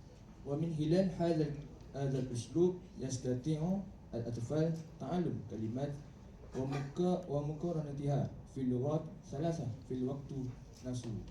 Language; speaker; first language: Arabic; non-native, learner; Malay